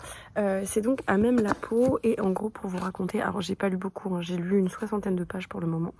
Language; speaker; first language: French; native; French